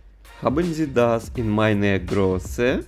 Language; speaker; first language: German; non-native, fluent; Russian